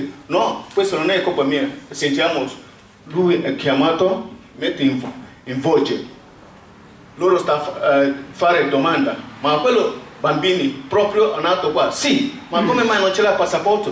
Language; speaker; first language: Italian; non-native, learner; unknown